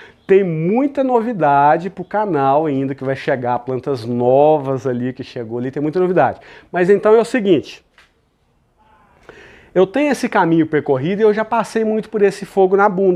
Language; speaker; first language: Portuguese; native; Portuguese